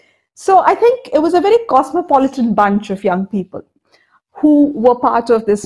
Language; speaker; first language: English; non-native, local second language; Odia